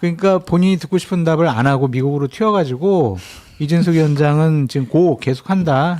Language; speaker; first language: Korean; native; Korean